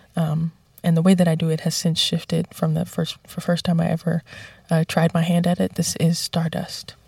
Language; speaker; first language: English; native; English